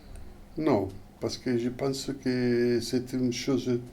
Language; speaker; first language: French; non-native, fluent; Italian